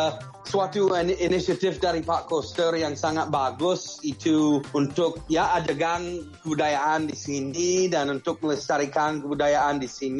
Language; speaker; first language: Indonesian; non-native, fluent; English